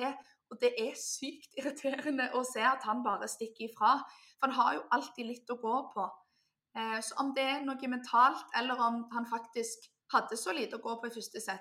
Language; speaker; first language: Norwegian; native; Norwegian